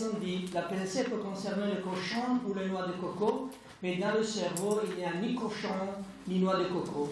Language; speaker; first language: French; non-native, fluent; Italian